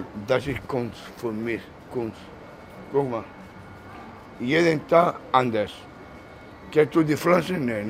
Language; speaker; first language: German; non-native, learner; Spanish